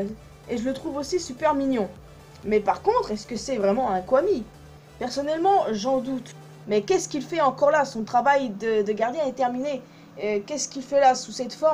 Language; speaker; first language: French; native; French